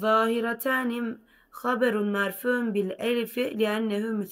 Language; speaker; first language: Arabic; non-native, learner; Turkish